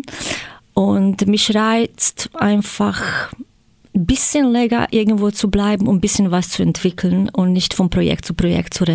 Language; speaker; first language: German; non-native, fluent; Croatian